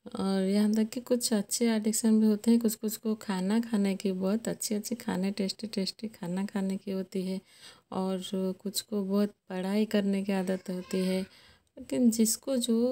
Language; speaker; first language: Hindi; native; Hindi